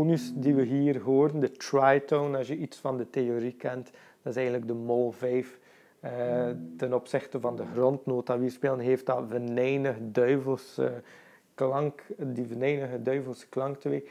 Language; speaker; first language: Dutch; native; Dutch